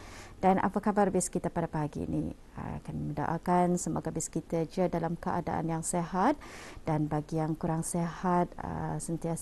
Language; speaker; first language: Malay; native; Malay